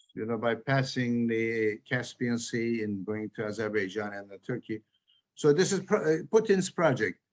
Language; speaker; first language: English; non-native, fluent; Turkish